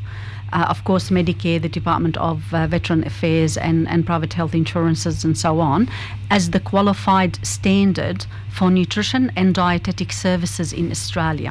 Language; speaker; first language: English; non-native, fluent; Arabic